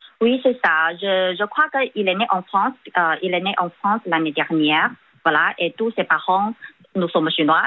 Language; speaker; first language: French; non-native, fluent; Chinese